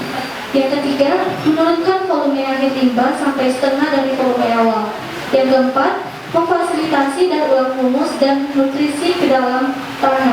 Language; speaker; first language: Indonesian; native; Indonesian